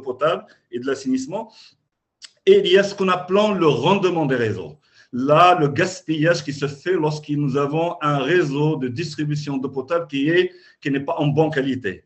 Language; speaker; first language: French; non-native, local second language; Arabic